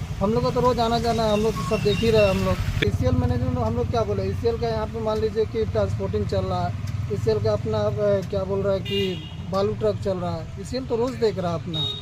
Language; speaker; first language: Hindi; native; Hindi